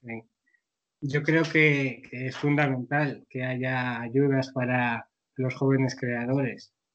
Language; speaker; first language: Spanish; native; Spanish